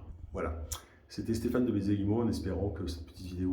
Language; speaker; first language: French; native; French